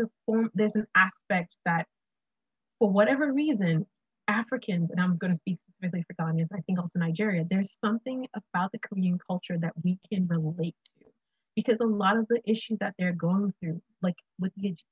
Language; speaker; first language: English; non-native, local second language; Akan